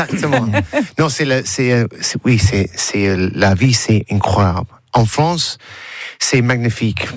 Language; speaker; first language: French; non-native, learner; English